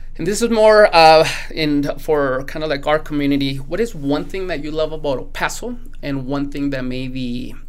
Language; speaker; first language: English; non-native, fluent; Spanish